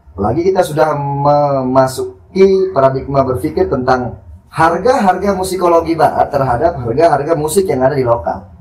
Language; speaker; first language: Indonesian; non-native, local second language; Sasak